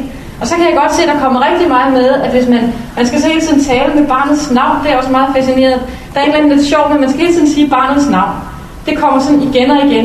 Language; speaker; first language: Danish; native; Danish